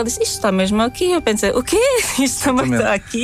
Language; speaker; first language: Portuguese; non-native, fluent; Latvian